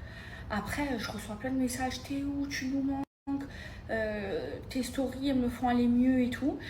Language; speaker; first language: French; native; French